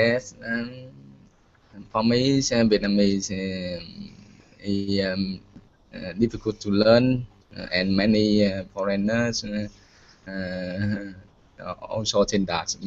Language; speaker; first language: English; non-native, learner; Vietnamese